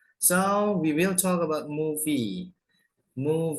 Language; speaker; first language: English; non-native, fluent; Indonesian